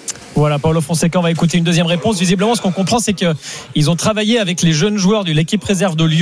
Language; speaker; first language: French; native; French